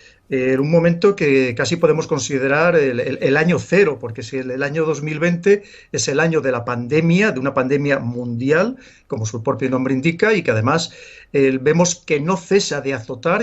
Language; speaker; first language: Spanish; native; Spanish